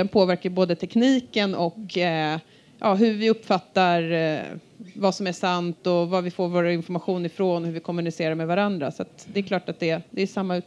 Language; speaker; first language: Swedish; native; Swedish